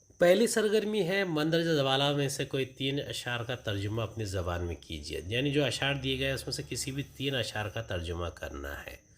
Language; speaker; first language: Urdu; native; Urdu